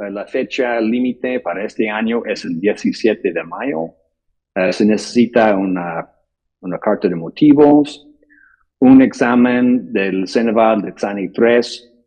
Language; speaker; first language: Spanish; non-native, fluent; English